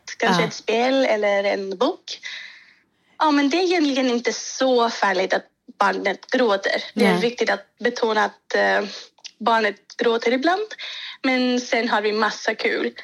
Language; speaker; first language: Swedish; non-native, fluent; Greek